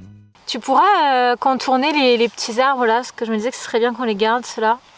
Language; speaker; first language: French; native; French